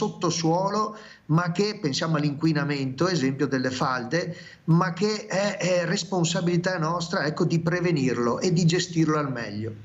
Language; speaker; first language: Italian; native; Italian